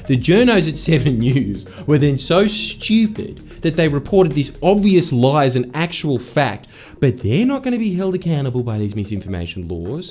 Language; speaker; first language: English; native; English